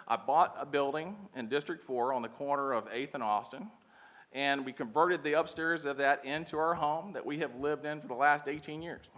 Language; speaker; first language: English; native; English